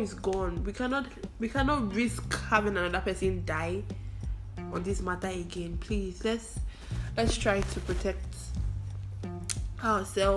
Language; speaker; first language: English; non-native, local second language; Igbo